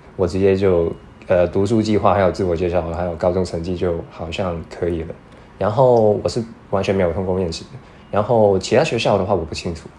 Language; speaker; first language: Chinese; non-native, fluent; Cantonese